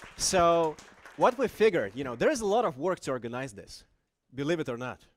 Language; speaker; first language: English; non-native, fluent; Lithuanian